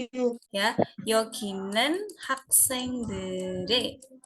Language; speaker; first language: Korean; non-native, fluent; Indonesian